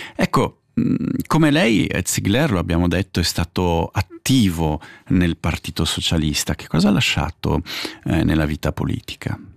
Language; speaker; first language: Italian; native; Italian